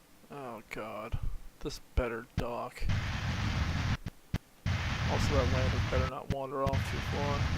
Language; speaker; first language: English; native; English